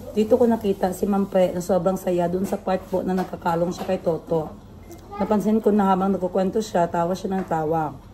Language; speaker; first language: Filipino; non-native, local second language; Cebuano